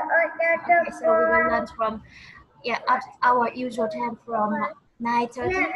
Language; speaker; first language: English; non-native, fluent; Vietnamese